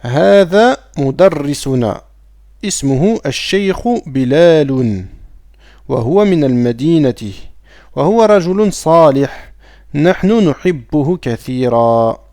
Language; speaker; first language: Arabic; non-native, fluent; French